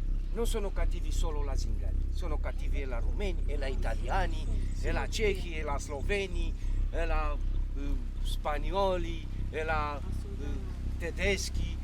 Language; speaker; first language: Italian; non-native, learner; Romanian